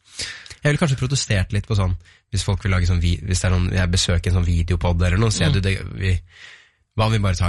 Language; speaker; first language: Norwegian; native; Norwegian